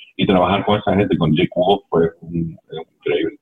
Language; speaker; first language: Spanish; early bilingual, heritage; Spanish